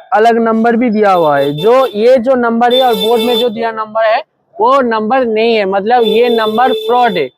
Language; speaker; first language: Hindi; non-native, local second language; Bangla